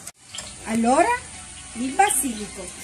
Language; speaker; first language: Italian; non-native, learner; Spanish